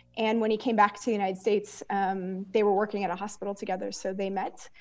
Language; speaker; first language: English; native; English